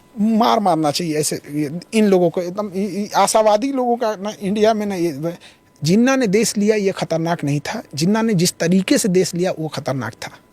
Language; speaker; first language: Hindi; native; Hindi